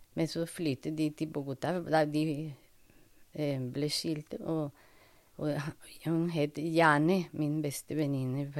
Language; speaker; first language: Norwegian; non-native, fluent; Spanish